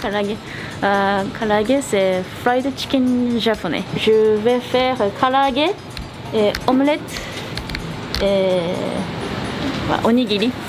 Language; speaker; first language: French; non-native, learner; Japanese